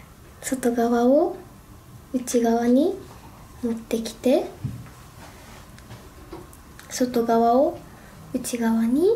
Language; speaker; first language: Japanese; native; Japanese